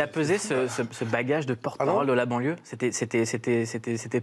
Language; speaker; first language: French; native; French